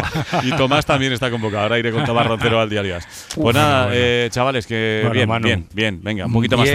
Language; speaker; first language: Spanish; native; Spanish